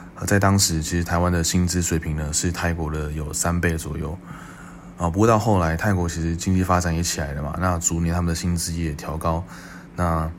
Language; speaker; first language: Chinese; native; Chinese